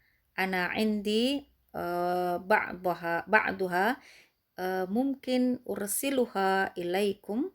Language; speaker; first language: Arabic; non-native, fluent; Indonesian